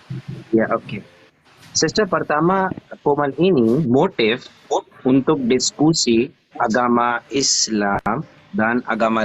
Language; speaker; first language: Indonesian; non-native, learner; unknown